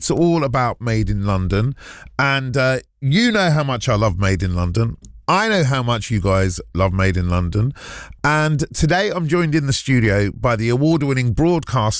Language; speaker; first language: English; native; English